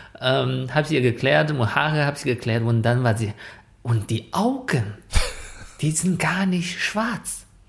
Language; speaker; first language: German; non-native, fluent; Chinese